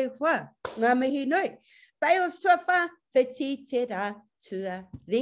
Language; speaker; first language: Māori; non-native, local second language; English